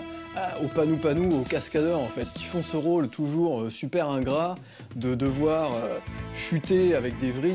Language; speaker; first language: French; native; French